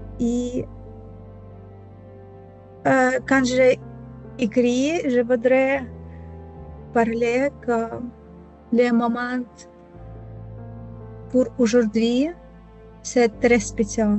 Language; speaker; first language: French; non-native, learner; Ukrainian